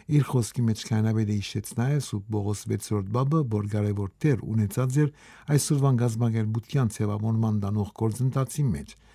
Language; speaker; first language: Armenian; native; Armenian